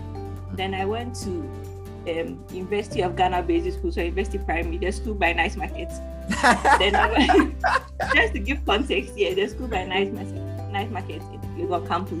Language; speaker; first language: English; non-native, local second language; Akan